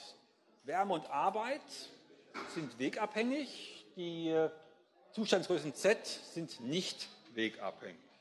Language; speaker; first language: German; native; German